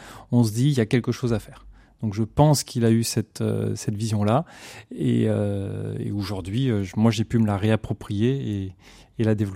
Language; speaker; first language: French; native; French